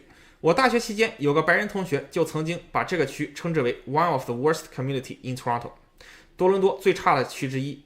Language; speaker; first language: Chinese; native; Chinese